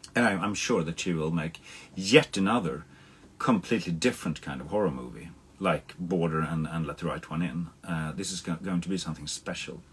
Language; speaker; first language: English; non-native, fluent; Swedish